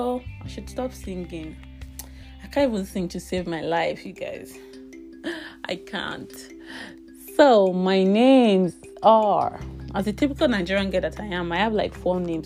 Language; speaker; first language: English; non-native, local second language; Yoruba